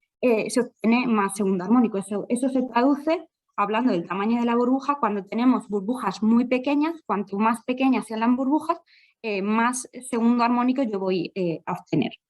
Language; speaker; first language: Spanish; native; Spanish